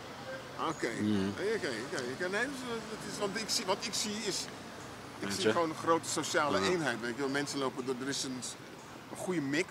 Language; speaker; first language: Dutch; native; Dutch